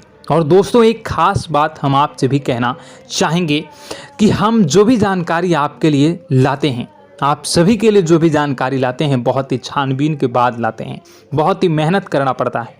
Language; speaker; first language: Hindi; native; Hindi